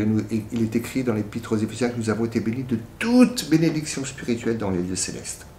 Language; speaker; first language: French; native; French